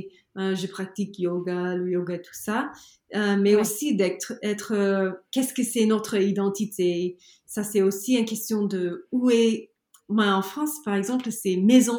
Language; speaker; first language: French; non-native, learner; English